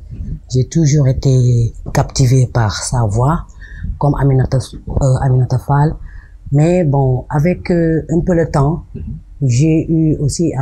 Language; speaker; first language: French; non-native, local second language; Wolof